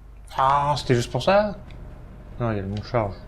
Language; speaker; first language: French; native; French